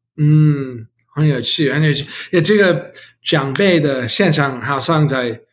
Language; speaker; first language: Chinese; non-native, learner; English